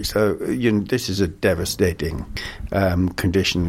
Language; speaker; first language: English; native; English